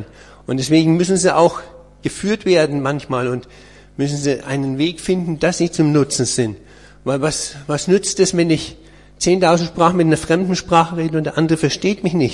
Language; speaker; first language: German; native; German